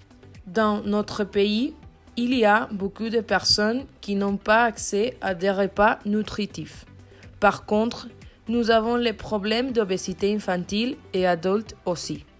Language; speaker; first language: French; non-native, learner; Spanish